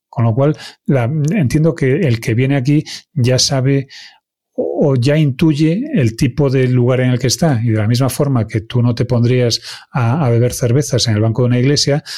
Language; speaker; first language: Spanish; non-native, local second language; Galician